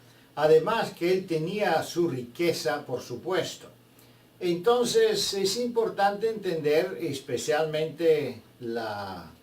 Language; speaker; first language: Spanish; non-native, fluent; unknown